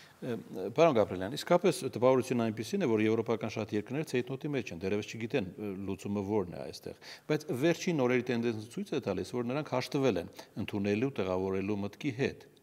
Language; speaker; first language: Armenian; native; Armenian